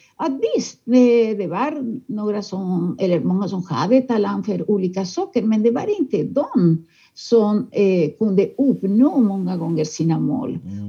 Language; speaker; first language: Swedish; non-native, fluent; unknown